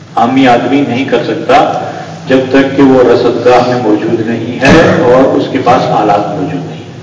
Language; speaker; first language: Urdu; non-native, local second language; Pashto